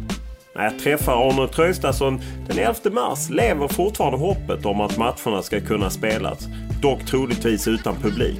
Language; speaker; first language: Swedish; native; Swedish